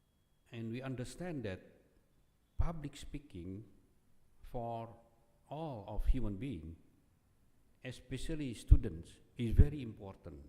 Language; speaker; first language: English; non-native, fluent; Indonesian